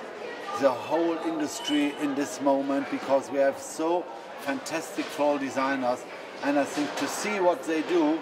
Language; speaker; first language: English; non-native, fluent; German